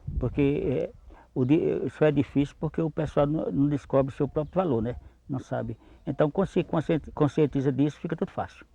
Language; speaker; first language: Portuguese; native; Portuguese